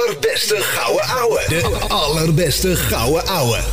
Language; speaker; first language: Dutch; native; Dutch